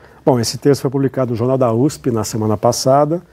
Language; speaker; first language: Portuguese; native; Portuguese